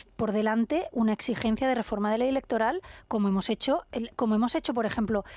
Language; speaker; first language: Spanish; native; Spanish